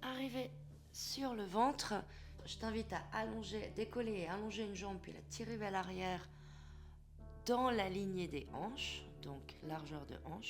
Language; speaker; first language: French; native; French